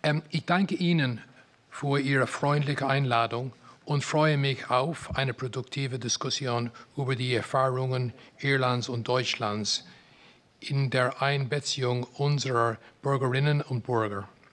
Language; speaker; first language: German; non-native, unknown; English